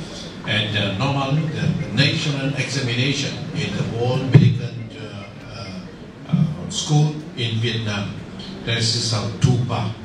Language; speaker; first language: English; non-native, local second language; Vietnamese